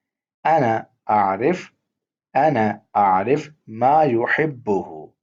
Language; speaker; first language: Arabic; non-native, fluent; Urdu